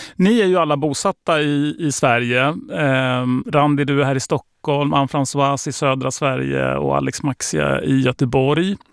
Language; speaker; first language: Swedish; native; Swedish